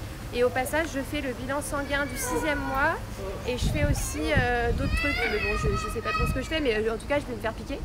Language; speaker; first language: French; native; French